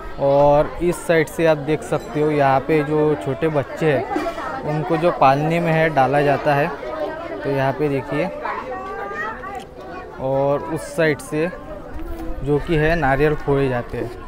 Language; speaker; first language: Hindi; non-native, local second language; Marathi